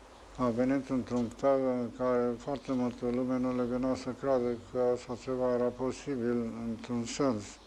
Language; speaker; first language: Romanian; non-native, local second language; English